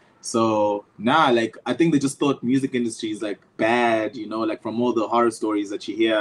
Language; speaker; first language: English; non-native, local second language; Zulu